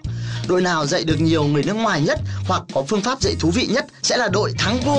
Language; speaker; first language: Vietnamese; native; Vietnamese